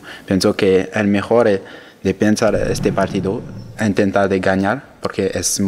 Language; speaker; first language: Spanish; non-native, learner; French